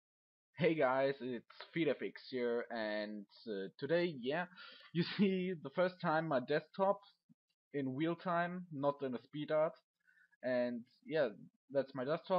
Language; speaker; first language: English; non-native, learner; German